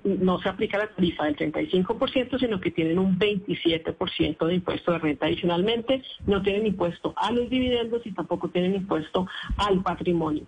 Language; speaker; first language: Spanish; native; Spanish